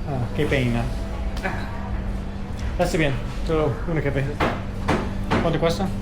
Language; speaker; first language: Spanish; non-native, learner; English